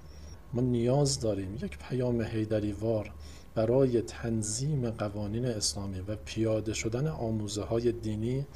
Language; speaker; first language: Persian; native; Persian